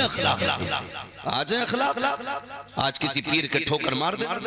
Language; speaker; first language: Hindi; native; Hindi